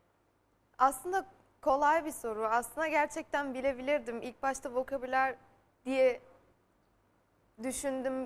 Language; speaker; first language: Turkish; early bilingual, heritage; Turkish